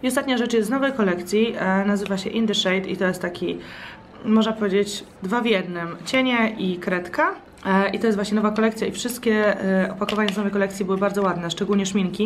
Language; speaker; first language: Polish; native; Polish